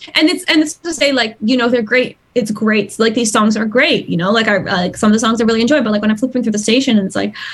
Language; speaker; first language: English; native; English